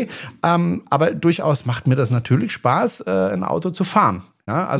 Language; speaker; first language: German; native; German